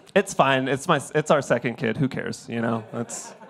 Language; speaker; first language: English; native; English